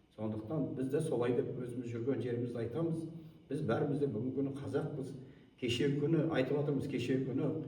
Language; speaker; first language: Kazakh; native; Kazakh